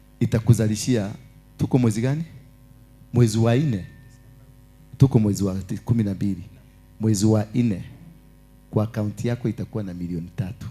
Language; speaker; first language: Swahili; non-native, local second language; Kikuyu